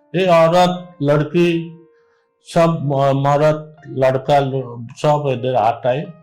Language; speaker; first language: Hindi; non-native, learner; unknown